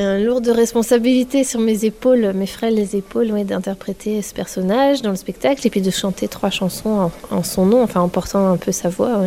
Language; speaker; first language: French; native; French